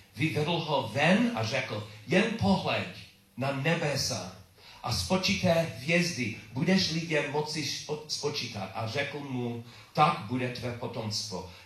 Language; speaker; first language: Czech; non-native, learner; English